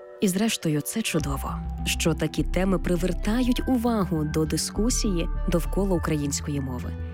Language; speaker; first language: Ukrainian; native; Ukrainian